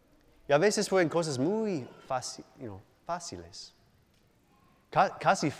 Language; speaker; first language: Spanish; non-native, fluent; English